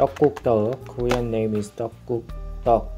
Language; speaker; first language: English; non-native, learner; Korean